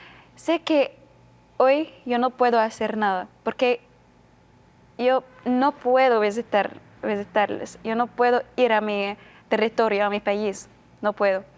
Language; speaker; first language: Spanish; non-native, learner; Arabic